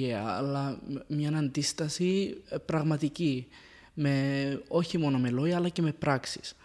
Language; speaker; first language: Greek; non-native, fluent; Arabic